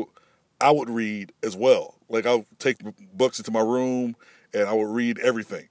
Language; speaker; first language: English; native; English